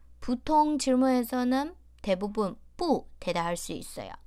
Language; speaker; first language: Korean; non-native, fluent; Chinese